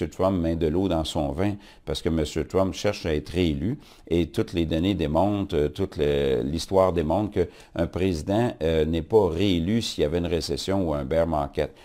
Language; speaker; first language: French; native; French